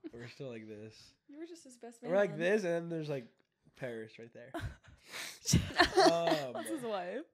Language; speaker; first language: English; native; English